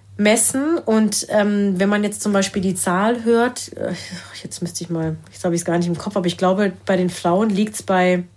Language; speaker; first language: German; early bilingual, other home language; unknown